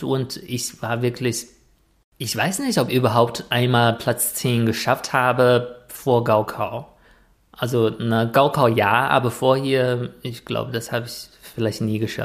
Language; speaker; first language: German; non-native, fluent; Chinese